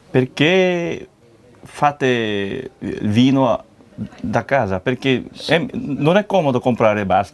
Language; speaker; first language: Italian; non-native, learner; Korean